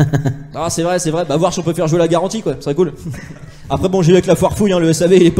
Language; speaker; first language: French; native; French